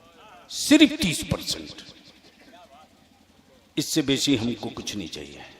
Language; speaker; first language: Urdu; native; Urdu